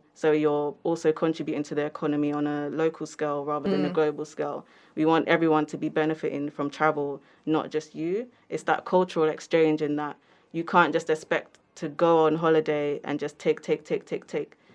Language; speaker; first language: English; native; English